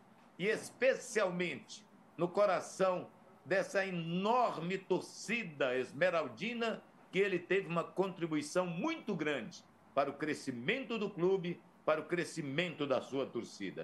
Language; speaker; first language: Portuguese; native; Portuguese